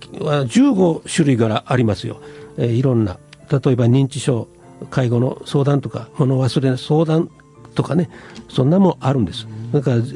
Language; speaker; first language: Japanese; native; Japanese